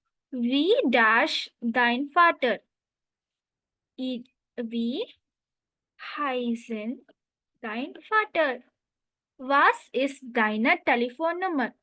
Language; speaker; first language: German; non-native, learner; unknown